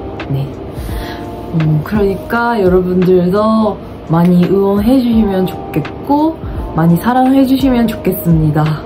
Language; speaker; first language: Korean; non-native, fluent; Japanese